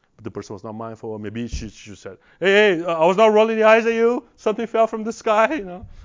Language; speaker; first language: English; non-native, fluent; Portuguese